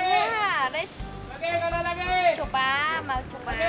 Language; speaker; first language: Indonesian; non-native, learner; Japanese